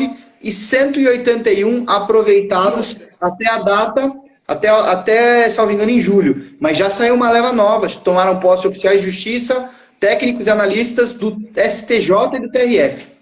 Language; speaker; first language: Portuguese; native; Portuguese